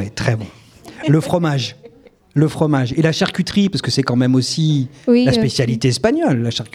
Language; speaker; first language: French; native; French